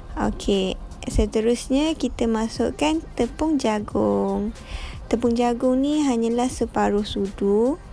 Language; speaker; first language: Malay; native; Malay